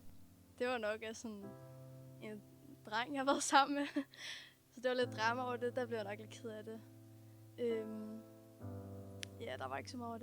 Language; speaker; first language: Danish; native; Danish